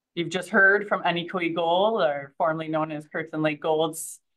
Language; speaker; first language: English; early bilingual, other home language; French